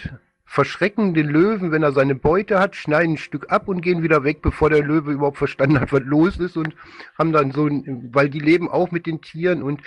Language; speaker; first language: German; native; German